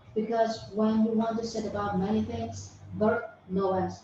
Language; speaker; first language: English; non-native, fluent; Vietnamese